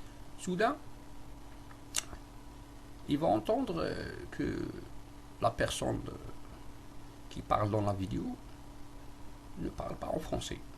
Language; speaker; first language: French; non-native, local second language; Arabic